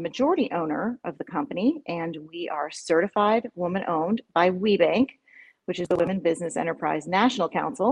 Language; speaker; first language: English; native; English